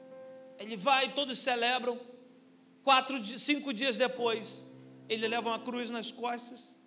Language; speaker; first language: Portuguese; native; Portuguese